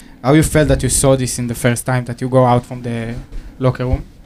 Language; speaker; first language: English; non-native, learner; Hebrew